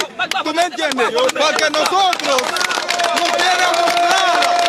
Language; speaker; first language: Spanish; non-native, fluent; Haitian Creole